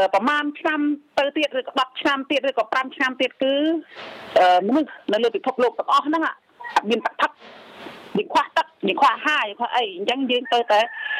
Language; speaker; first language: Khmer; non-native, local second language; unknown